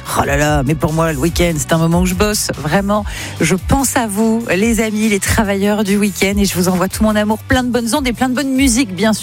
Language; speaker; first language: French; native; French